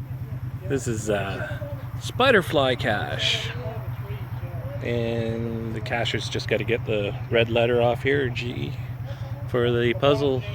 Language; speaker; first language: English; native; English